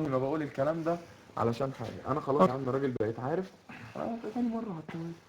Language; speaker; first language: Arabic; native; Arabic